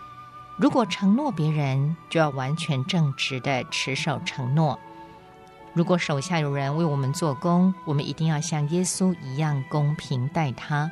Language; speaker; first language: Chinese; native; Chinese